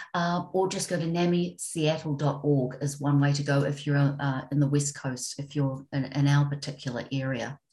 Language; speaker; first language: English; native; English